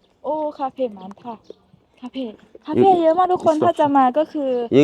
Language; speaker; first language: Korean; non-native, learner; Thai